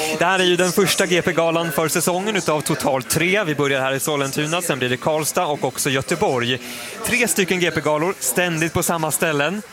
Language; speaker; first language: Swedish; native; Swedish